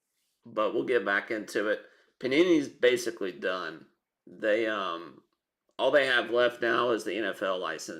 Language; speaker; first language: English; native; English